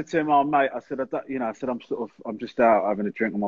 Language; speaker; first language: English; native; English